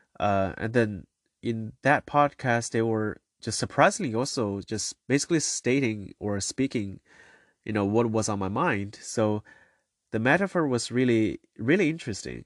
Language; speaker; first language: English; non-native, fluent; Chinese